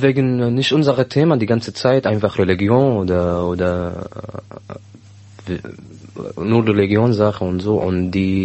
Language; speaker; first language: German; non-native, learner; Arabic